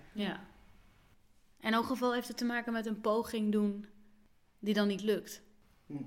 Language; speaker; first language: Dutch; early bilingual, other home language; Arabic